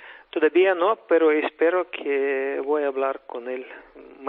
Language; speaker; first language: Spanish; non-native, fluent; Ukrainian